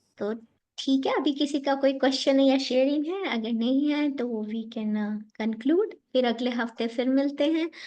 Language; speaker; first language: Hindi; native; Hindi